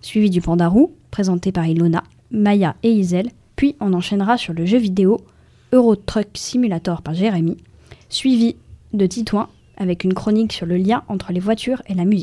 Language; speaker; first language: French; native; French